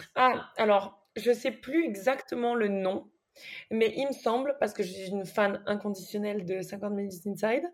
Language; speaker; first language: French; native; French